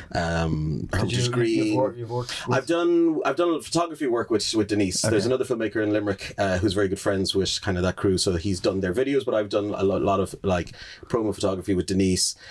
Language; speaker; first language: English; native; English